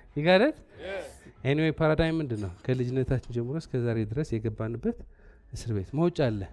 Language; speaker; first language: Amharic; non-native, local second language; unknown